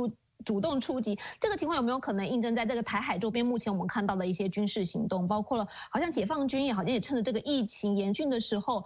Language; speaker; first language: Chinese; native; Chinese